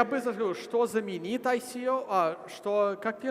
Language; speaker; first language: Russian; early bilingual, heritage; Russian